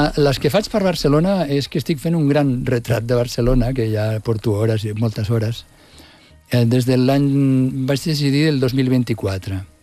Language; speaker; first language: Catalan; non-native, local second language; Spanish